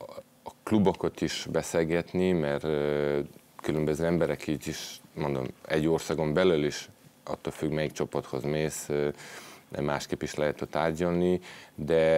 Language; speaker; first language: Hungarian; non-native, fluent; Serbian